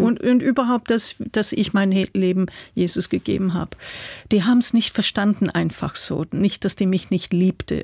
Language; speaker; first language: German; non-native, fluent; English